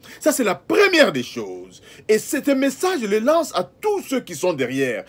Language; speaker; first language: French; non-native, local second language; Lingala